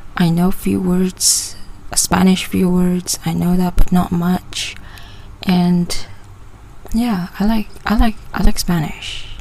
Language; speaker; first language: English; non-native, local second language; Malay